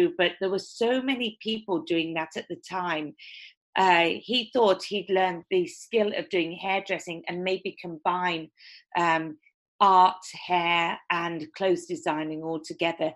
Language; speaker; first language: English; native; English